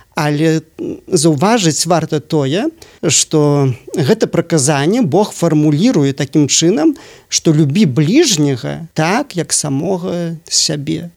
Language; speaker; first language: Belarusian; native; Belarusian